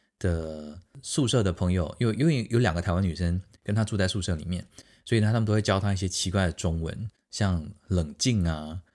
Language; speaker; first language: Chinese; native; Chinese